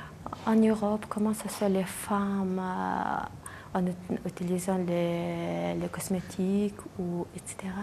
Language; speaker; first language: French; non-native, learner; Mongolian